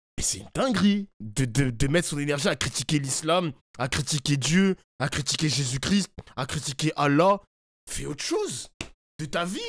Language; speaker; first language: French; native; French